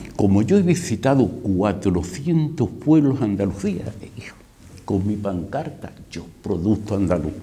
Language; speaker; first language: Spanish; native; Spanish